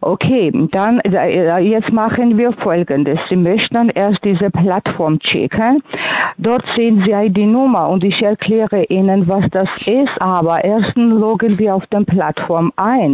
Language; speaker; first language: German; non-native, fluent; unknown